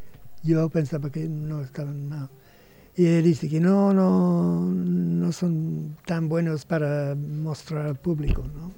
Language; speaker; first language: Spanish; non-native, learner; English